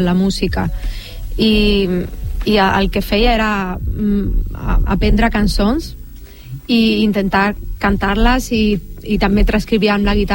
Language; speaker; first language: Catalan; non-native, local second language; Spanish